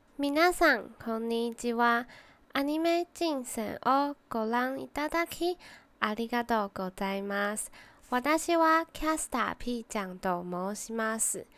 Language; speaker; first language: Japanese; non-native, learner; Chinese